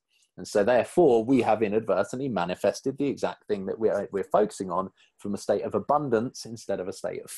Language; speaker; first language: English; native; English